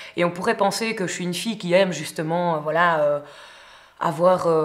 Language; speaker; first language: French; native; French